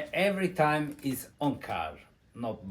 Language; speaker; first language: English; non-native, learner; Italian